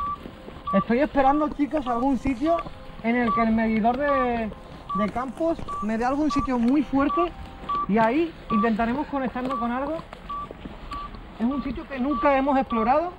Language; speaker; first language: Spanish; native; Spanish